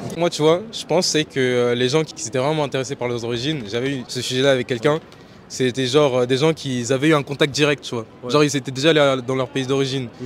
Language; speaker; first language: French; native; French